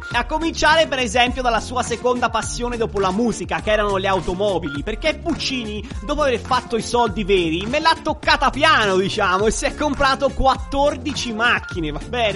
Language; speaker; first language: Italian; native; Italian